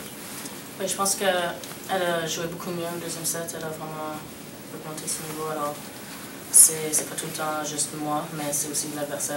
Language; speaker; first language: French; non-native, local second language; English